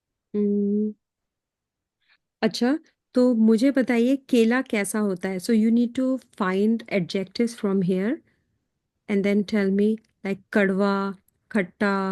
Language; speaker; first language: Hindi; native; Hindi